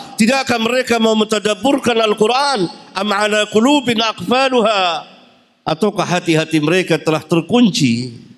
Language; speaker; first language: Malay; native; Malay